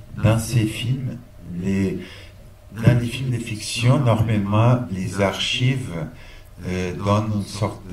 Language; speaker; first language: French; non-native, fluent; Portuguese